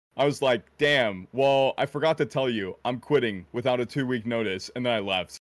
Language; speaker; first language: English; native; English